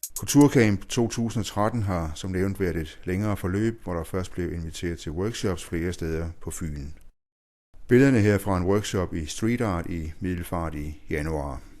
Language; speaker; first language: Danish; native; Danish